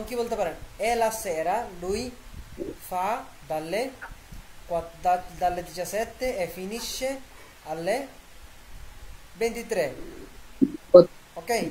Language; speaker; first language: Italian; non-native, fluent; Bangla